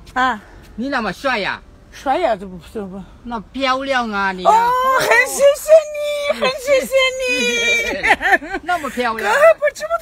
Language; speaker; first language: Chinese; non-native, learner; Russian